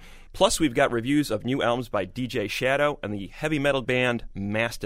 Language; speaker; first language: English; native; English